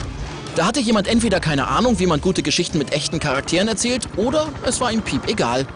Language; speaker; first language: German; native; German